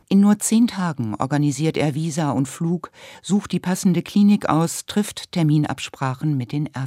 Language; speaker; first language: German; native; German